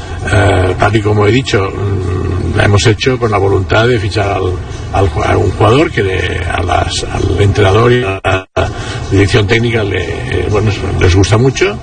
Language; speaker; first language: Spanish; non-native, local second language; Catalan